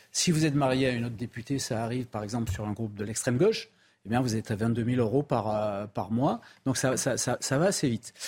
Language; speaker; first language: French; native; French